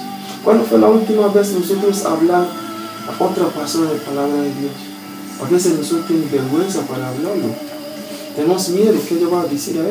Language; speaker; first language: Spanish; non-native, learner; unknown